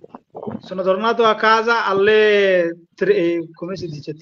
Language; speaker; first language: Italian; non-native, learner; Bangla